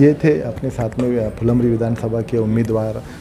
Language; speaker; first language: Hindi; non-native, local second language; Marathi